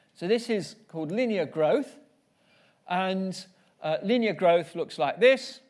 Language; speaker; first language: English; native; English